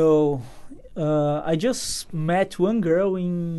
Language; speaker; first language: English; non-native, fluent; Portuguese